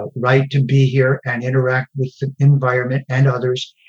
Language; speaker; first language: English; native; English